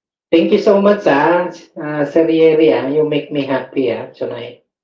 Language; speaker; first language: English; non-native, local second language; Filipino